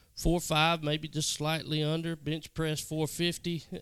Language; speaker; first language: English; native; English